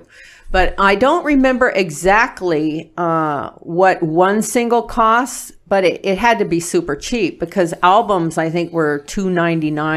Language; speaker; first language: English; native; English